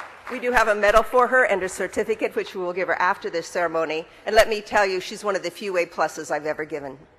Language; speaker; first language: English; native; English